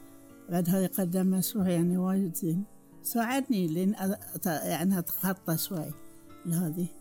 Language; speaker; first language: Arabic; native; Arabic